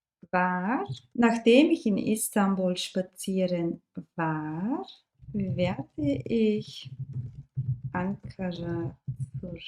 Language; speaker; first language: German; non-native, fluent; Turkish